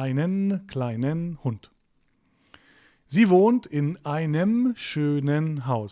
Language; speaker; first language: German; non-native, fluent; Turkish